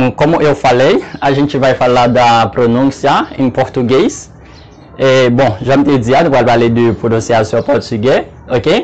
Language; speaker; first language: Portuguese; non-native, learner; Haitian Creole